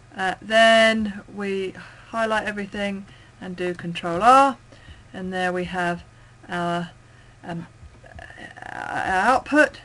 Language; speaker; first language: English; native; English